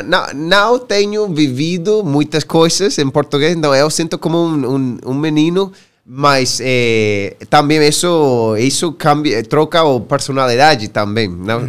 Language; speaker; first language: Portuguese; non-native, learner; English